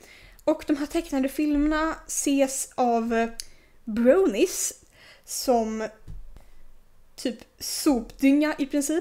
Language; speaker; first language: Swedish; native; Swedish